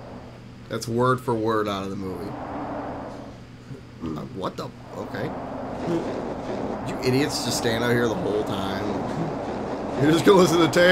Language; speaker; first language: English; native; English